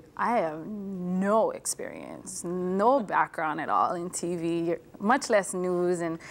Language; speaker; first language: English; native; English